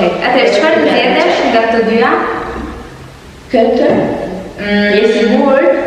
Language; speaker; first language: Albanian; early bilingual, heritage; Albanian